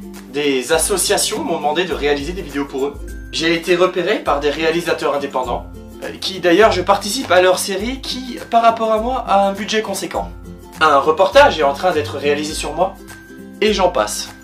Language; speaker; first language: French; native; French